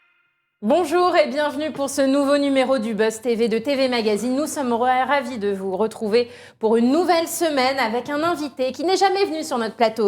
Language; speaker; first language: French; native; French